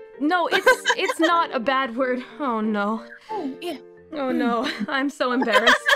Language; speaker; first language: English; non-native, learner; Japanese